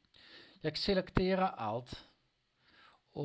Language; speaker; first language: Swedish; non-native, learner; Dutch